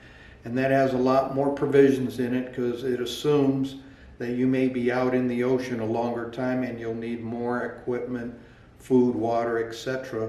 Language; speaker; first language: English; native; English